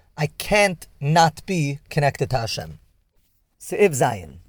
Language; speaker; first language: English; native; English